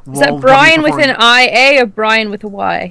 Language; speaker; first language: English; native; English